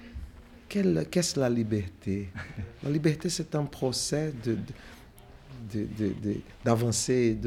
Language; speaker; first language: French; non-native, fluent; Portuguese